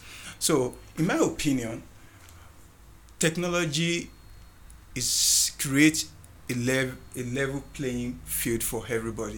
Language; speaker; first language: English; non-native, local second language; Yoruba